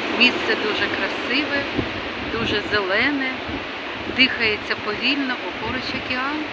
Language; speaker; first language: Ukrainian; native; Ukrainian